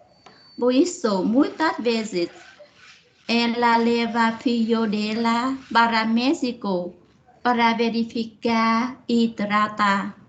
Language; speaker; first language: Portuguese; non-native, learner; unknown